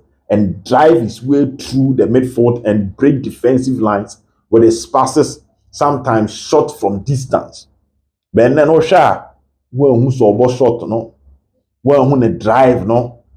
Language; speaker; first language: English; non-native, local second language; Akan